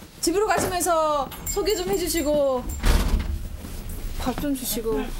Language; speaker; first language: Korean; native; Korean